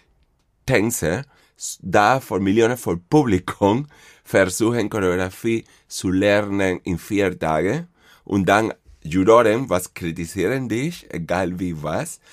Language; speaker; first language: German; non-native, fluent; Spanish